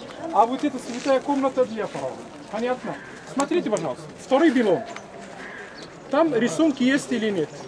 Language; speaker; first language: Russian; non-native, fluent; Arabic